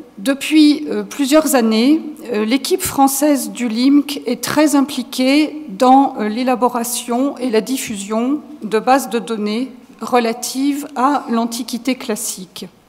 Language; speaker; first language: French; native; French